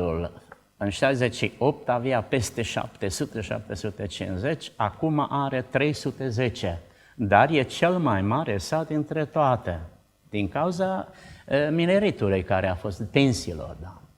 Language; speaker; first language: Romanian; non-native, local second language; Czech